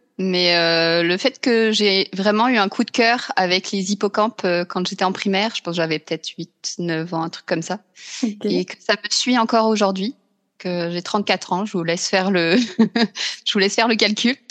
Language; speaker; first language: French; native; French